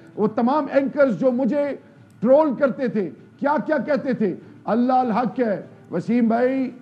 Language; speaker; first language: Urdu; non-native, local second language; Pashto